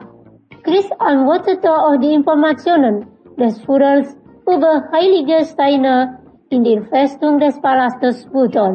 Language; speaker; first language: German; non-native, fluent; Indonesian